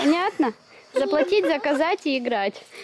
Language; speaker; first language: Russian; native; Russian